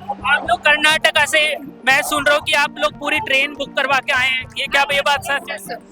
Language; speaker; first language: Hindi; native; Hindi